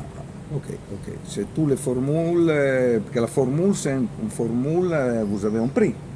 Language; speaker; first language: French; non-native, learner; Italian